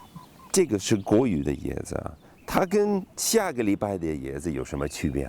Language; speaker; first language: Chinese; non-native, fluent; English